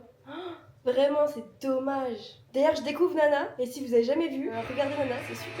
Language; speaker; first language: French; native; French